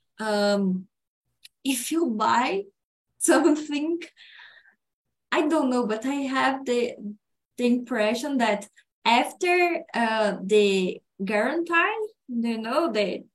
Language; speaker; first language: English; non-native, learner; Portuguese